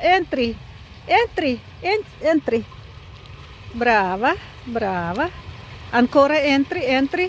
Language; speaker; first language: Italian; non-native, learner; Russian